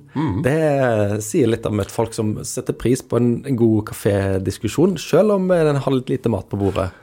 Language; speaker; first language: Norwegian; native; Norwegian